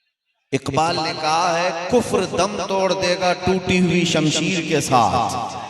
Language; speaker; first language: Urdu; native; Urdu